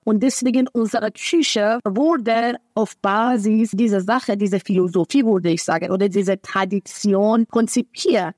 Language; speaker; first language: German; non-native, fluent; Persian